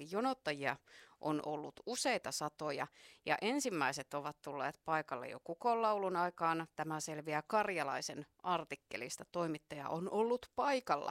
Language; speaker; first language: Finnish; native; Finnish